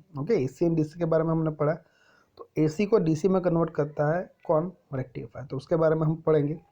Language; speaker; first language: Hindi; non-native, local second language; Gujarati